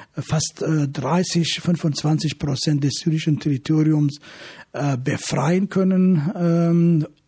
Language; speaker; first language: German; non-native, fluent; Arabic